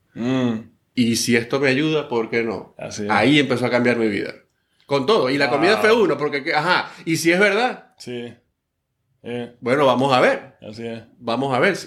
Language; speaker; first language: Spanish; native; Spanish